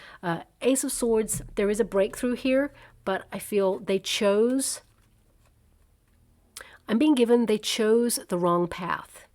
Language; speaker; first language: English; native; English